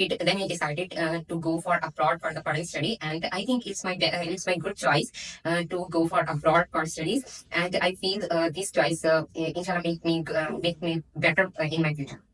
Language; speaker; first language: English; non-native, learner; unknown